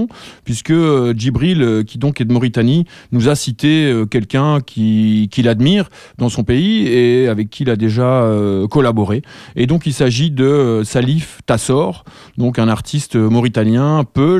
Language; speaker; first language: French; native; French